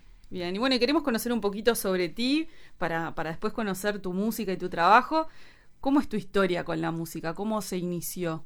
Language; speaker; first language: Spanish; native; Spanish